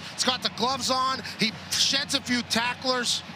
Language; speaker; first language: English; native; English